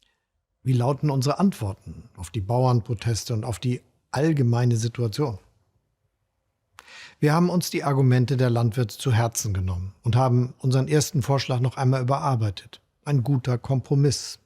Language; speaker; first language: German; native; German